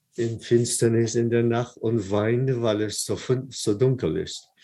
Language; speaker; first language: German; non-native, fluent; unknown